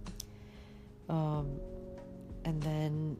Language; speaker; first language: English; non-native, fluent; Romanian